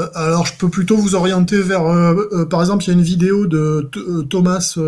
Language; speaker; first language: French; native; French